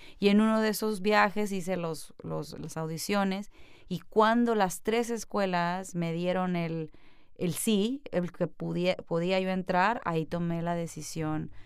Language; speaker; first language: Spanish; native; Spanish